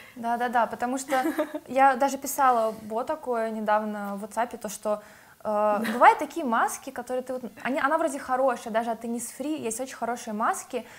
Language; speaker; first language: Russian; native; Russian